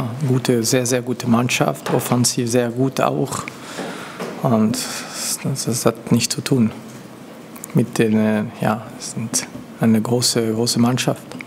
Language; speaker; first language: German; non-native, local second language; French